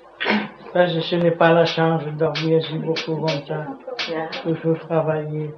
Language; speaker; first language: French; non-native, learner; Vietnamese